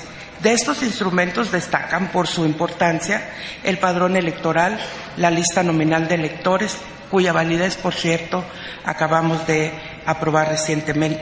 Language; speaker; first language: Spanish; native; Spanish